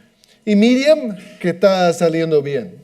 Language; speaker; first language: Spanish; non-native, fluent; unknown